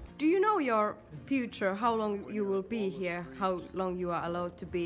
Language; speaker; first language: English; non-native, fluent; Finnish